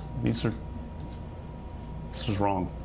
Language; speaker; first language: English; native; English